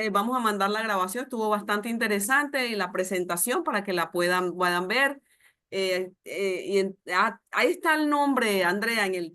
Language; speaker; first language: Spanish; native; Spanish